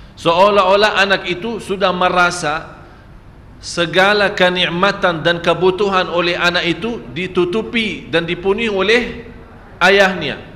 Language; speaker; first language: Malay; non-native, fluent; Arabic